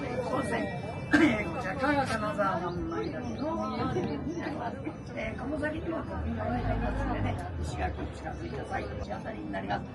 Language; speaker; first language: Japanese; native; Japanese